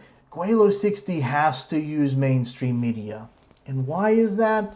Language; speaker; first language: English; native; English